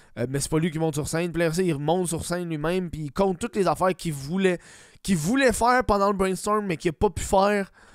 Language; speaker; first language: French; native; French